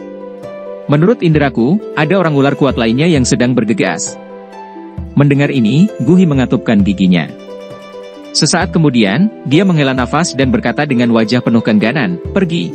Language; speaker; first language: Indonesian; native; Indonesian